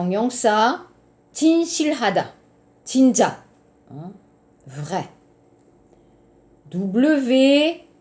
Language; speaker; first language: Korean; non-native, fluent; French